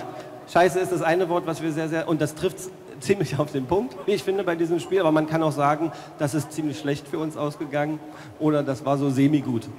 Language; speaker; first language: German; native; German